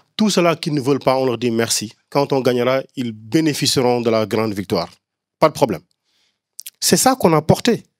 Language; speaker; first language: French; non-native, local second language; Wolof